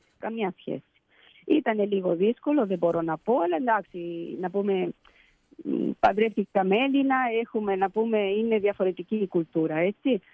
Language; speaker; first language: Greek; early bilingual, heritage; Spanish